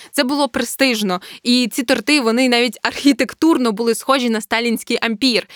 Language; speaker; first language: Ukrainian; native; Ukrainian